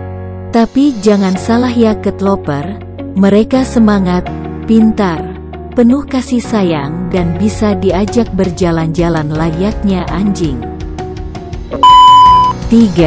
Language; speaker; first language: Indonesian; native; Indonesian